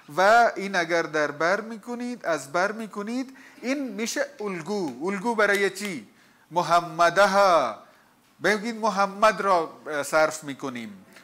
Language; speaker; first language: Persian; non-native, fluent; Hindi